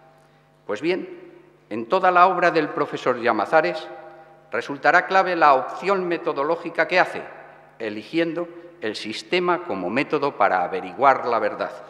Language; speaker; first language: Spanish; native; Spanish